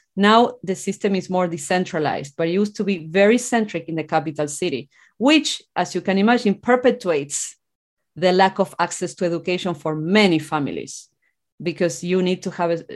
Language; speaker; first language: English; non-native, fluent; Spanish